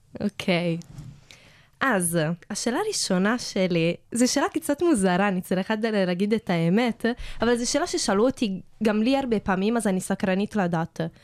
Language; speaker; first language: Hebrew; non-native, fluent; Italian